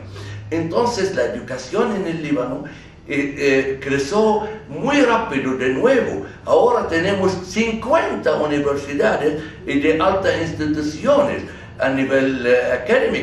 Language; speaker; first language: Spanish; non-native, fluent; Arabic